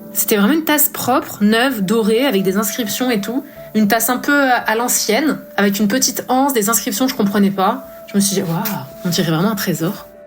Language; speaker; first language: French; native; French